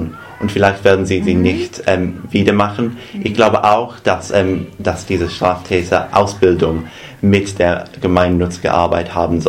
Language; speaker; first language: German; non-native, fluent; English